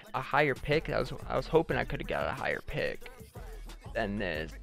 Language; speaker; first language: English; native; English